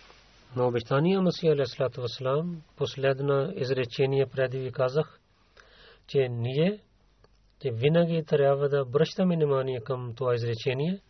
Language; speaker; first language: Bulgarian; non-native, learner; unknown